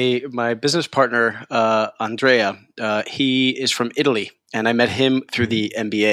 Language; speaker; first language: English; early bilingual, other home language; Spanish